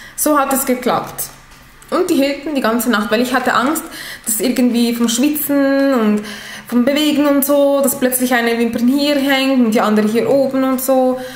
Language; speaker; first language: German; non-native, fluent; Italian